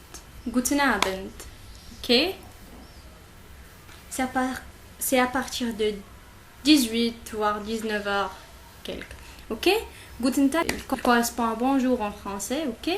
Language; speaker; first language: French; non-native, local second language; Arabic